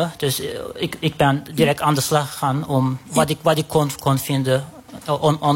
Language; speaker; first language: Dutch; non-native, fluent; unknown